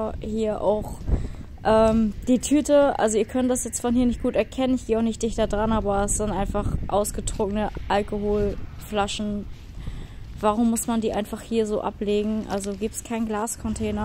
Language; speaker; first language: German; native; German